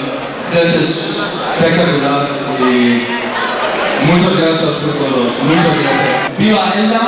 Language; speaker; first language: Spanish; non-native, learner; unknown